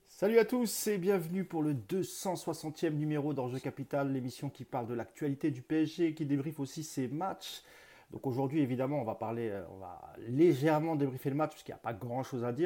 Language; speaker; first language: French; native; French